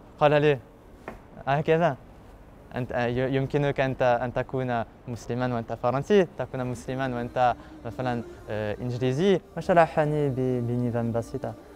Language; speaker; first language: Arabic; non-native, learner; French